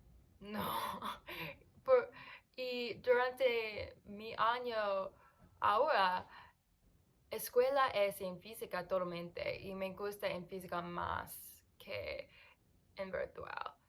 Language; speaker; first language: Spanish; non-native, learner; English